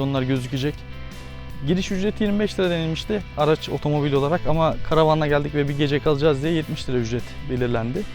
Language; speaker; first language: Turkish; native; Turkish